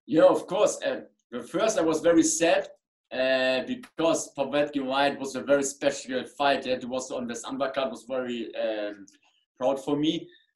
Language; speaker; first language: English; non-native, learner; German